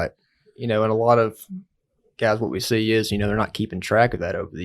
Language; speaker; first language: English; native; English